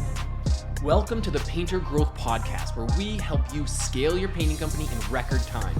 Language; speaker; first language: English; native; English